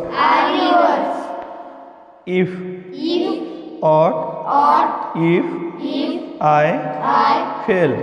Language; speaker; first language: English; non-native, learner; Marathi